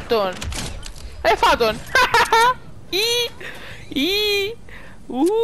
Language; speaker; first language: Greek; native; Greek